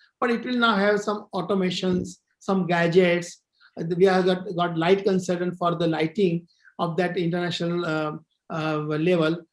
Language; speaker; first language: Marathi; non-native, local second language; Gujarati